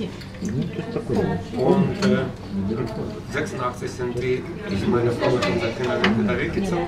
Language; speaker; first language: German; early bilingual, heritage; German